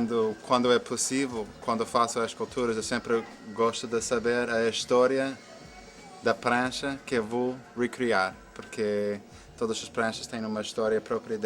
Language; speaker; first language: Portuguese; non-native, fluent; English